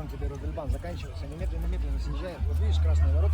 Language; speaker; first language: Russian; native; Russian